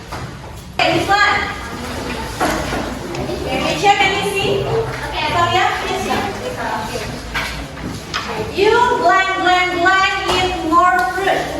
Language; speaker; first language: English; non-native, fluent; Indonesian